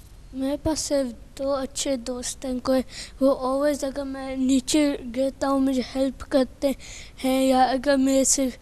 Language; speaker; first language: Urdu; early bilingual, heritage; Urdu